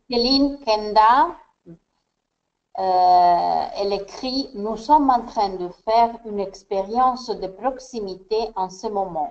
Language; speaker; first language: French; non-native, fluent; Spanish